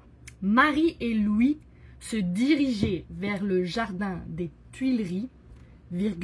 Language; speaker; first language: French; native; French